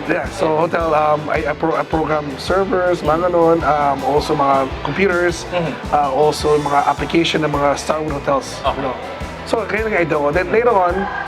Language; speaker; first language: Filipino; native; Filipino